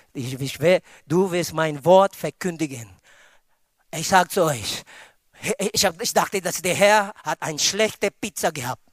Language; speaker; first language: German; non-native, fluent; Filipino